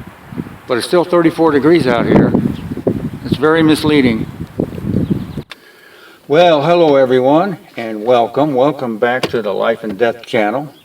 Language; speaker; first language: English; native; English